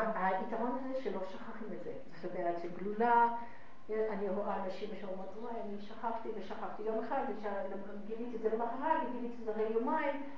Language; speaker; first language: Hebrew; non-native, fluent; English